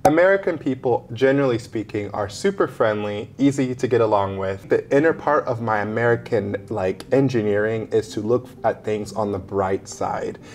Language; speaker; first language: English; native; English